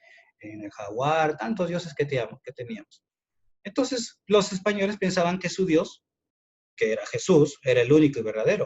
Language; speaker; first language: Spanish; native; Spanish